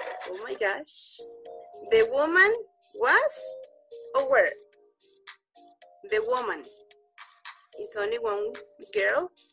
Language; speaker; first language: English; non-native, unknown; Spanish